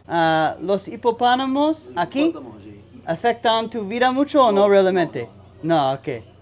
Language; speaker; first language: Spanish; non-native, learner; English